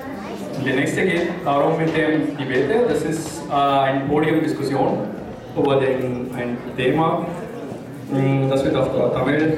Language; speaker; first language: German; non-native, learner; Tamil